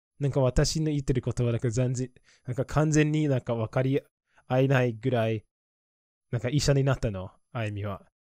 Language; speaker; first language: Japanese; non-native, fluent; English